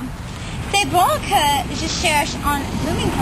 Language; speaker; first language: French; non-native, learner; English